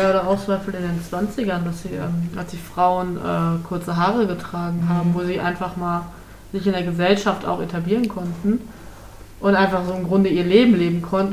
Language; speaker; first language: German; native; German